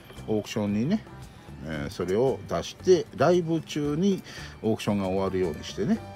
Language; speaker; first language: Japanese; native; Japanese